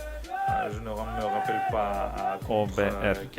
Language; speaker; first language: French; non-native, learner; Russian